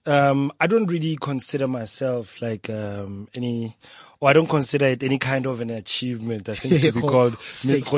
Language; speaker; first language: English; non-native, local second language; Tswana